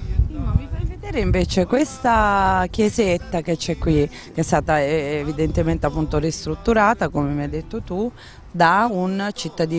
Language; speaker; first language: Italian; native; Italian